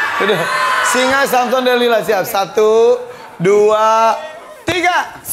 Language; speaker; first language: Indonesian; native; Indonesian